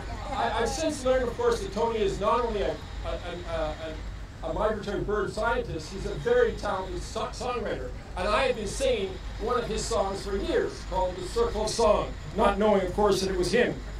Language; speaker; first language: English; native; English